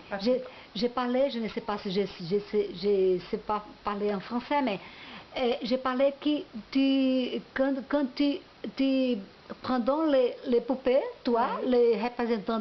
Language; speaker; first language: French; non-native, learner; Portuguese